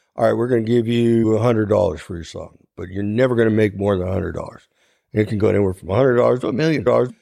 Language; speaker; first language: English; native; English